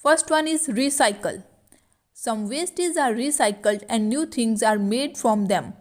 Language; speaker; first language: English; non-native, local second language; Punjabi